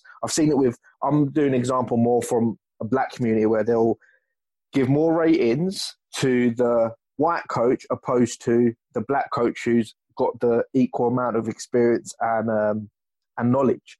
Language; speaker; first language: English; native; English